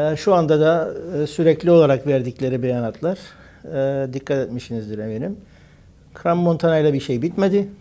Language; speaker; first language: Turkish; native; Turkish